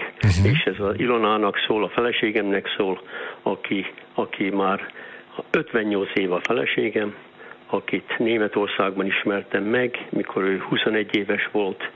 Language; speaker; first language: Hungarian; early bilingual, heritage; Hungarian